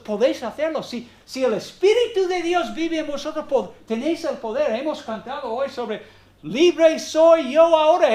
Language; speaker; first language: Spanish; non-native, fluent; English